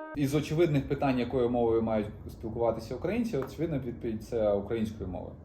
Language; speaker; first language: Ukrainian; non-native, local second language; Russian